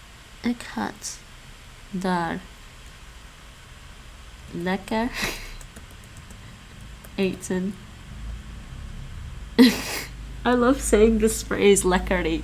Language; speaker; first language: Dutch; non-native, learner; English